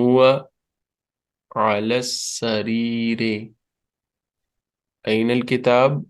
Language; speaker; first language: Arabic; non-native, fluent; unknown